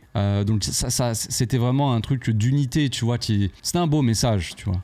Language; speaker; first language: French; native; French